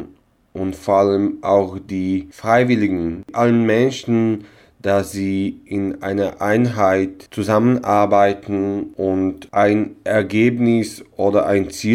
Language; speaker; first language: German; non-native, local second language; Slovak